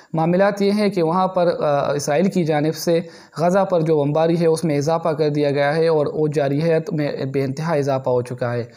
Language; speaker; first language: Urdu; non-native, local second language; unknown